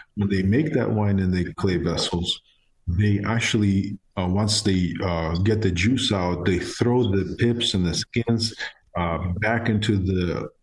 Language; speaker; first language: English; non-native, fluent; Georgian